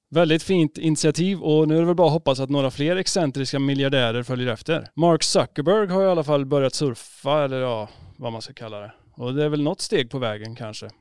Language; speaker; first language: Swedish; native; Swedish